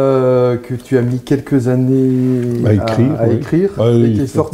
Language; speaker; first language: French; native; French